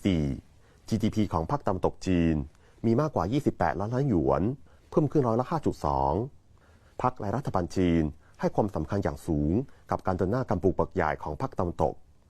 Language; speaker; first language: Thai; non-native, fluent; Chinese